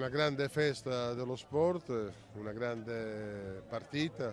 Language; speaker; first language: Italian; native; Italian